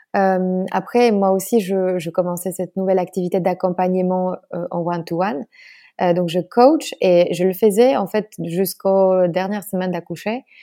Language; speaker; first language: French; non-native, fluent; Polish